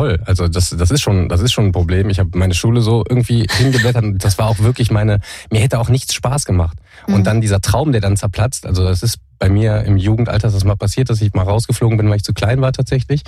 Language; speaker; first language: German; native; German